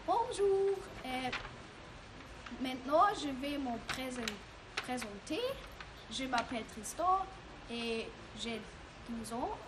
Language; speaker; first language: French; non-native, learner; German